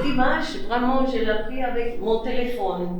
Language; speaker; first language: French; non-native, fluent; Spanish